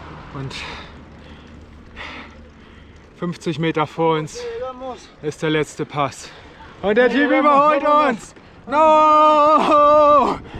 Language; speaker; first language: German; native; German